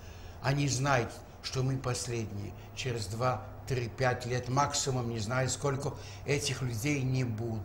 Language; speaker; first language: Russian; native; Russian